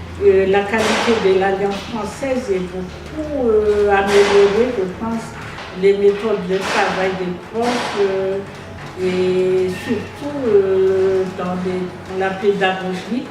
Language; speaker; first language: French; non-native, local second language; Malagasy